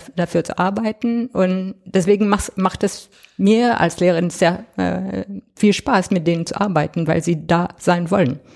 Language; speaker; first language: German; non-native, fluent; French